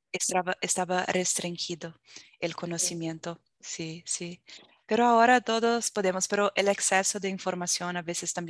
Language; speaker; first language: Spanish; non-native, fluent; Portuguese